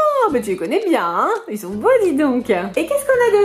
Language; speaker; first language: French; native; French